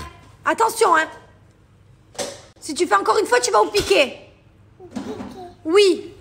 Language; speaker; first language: French; native; French